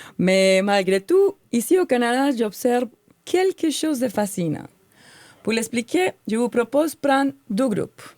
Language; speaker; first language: French; non-native, fluent; Spanish